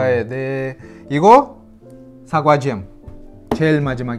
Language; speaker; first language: Korean; non-native, learner; Russian